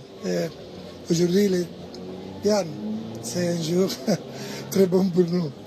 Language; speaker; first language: French; non-native, learner; Spanish